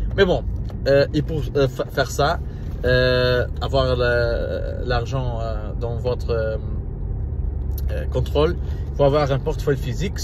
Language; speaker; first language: French; non-native, learner; Portuguese